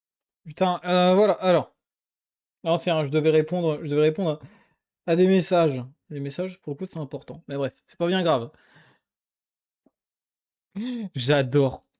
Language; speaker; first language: French; native; French